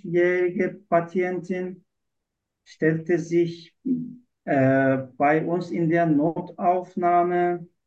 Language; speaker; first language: German; non-native, learner; Turkish